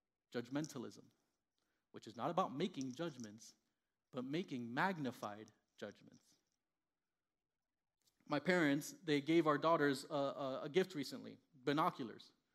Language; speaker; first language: English; early bilingual, other home language; Spanish